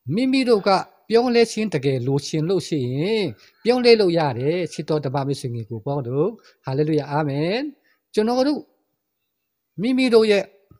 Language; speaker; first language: Burmese; non-native, local second language; Hakha Chin